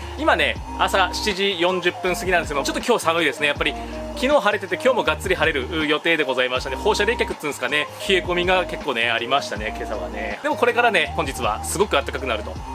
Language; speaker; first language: Japanese; native; Japanese